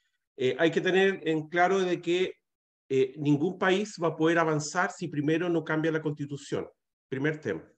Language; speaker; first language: Spanish; native; Spanish